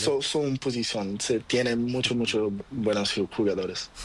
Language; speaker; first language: Spanish; non-native, learner; Portuguese